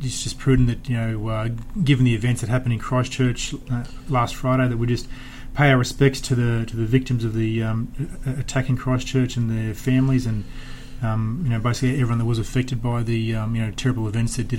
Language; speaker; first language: English; native; English